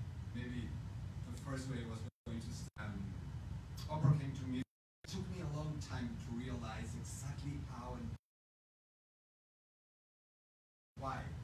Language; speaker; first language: English; non-native, fluent; Spanish